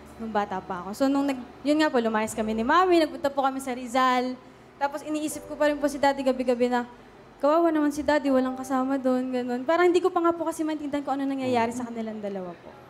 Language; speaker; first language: Filipino; native; Filipino